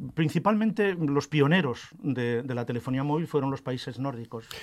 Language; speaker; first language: Spanish; native; Spanish